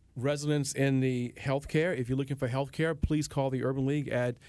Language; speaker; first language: English; native; English